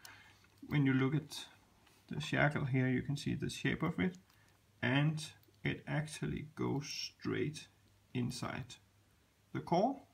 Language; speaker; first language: English; non-native, fluent; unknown